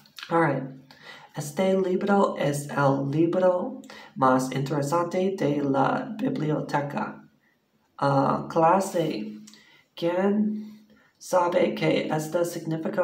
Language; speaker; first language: Spanish; non-native, learner; English